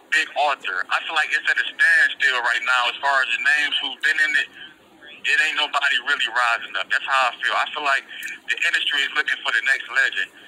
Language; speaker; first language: English; native; English